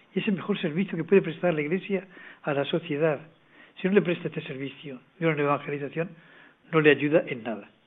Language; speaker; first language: Spanish; native; Spanish